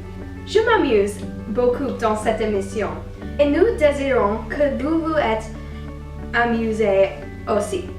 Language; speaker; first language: French; non-native, learner; English